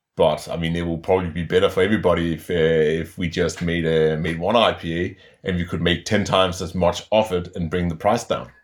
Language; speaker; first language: English; non-native, fluent; Danish